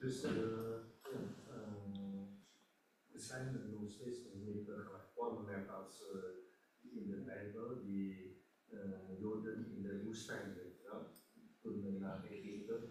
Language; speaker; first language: Dutch; non-native, fluent; Indonesian